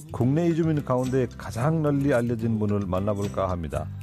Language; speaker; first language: Korean; non-native, fluent; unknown